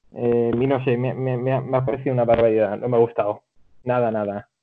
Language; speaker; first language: Spanish; early bilingual, other home language; Catalan